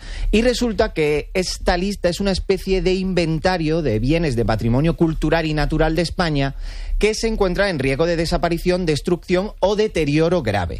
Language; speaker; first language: Spanish; native; Spanish